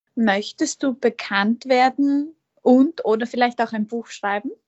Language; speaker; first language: German; native; German